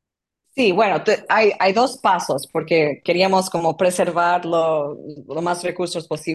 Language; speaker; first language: Spanish; non-native, fluent; English